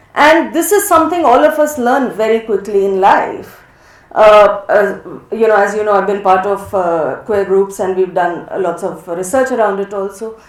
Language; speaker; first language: English; non-native, local second language; Hindi